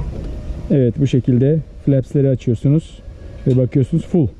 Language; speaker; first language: Turkish; native; Turkish